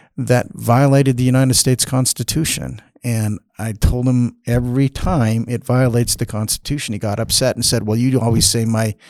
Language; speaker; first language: English; native; English